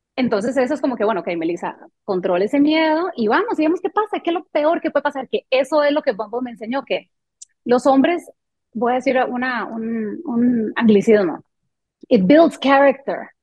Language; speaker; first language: Spanish; early bilingual, other home language; French